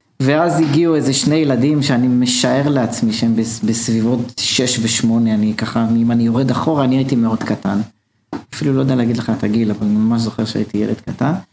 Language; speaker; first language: Hebrew; native; Hebrew